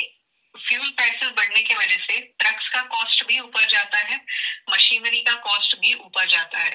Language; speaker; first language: Hindi; native; Hindi